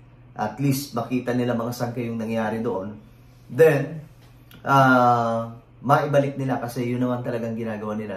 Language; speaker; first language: Filipino; native; Filipino